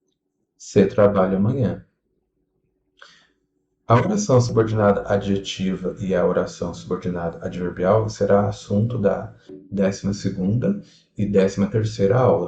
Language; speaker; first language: Portuguese; native; Portuguese